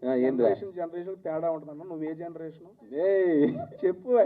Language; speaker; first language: Telugu; native; Telugu